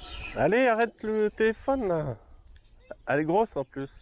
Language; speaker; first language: French; native; French